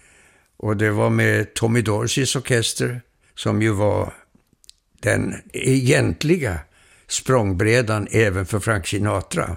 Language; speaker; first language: Swedish; early bilingual, heritage; Swedish